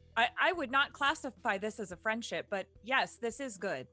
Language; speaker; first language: English; native; English